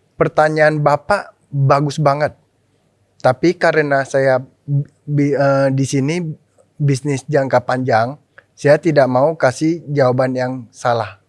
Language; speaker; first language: Indonesian; non-native, local second language; Min Nan Chinese